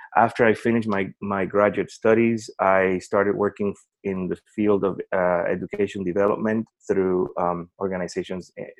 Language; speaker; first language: English; non-native, fluent; Spanish